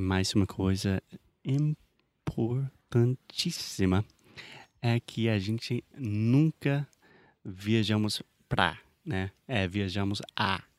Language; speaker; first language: Portuguese; non-native, fluent; English